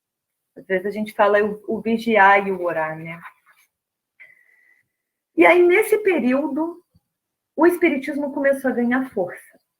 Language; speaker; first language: Portuguese; native; Portuguese